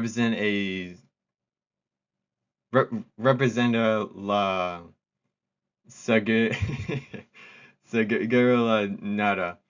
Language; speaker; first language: Spanish; non-native, learner; English